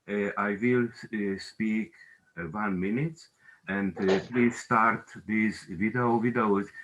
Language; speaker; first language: English; non-native, learner; Hungarian